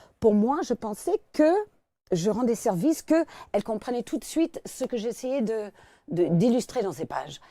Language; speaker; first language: French; non-native, fluent; English